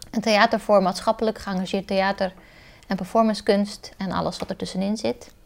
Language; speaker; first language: Dutch; early bilingual, other home language; Romanian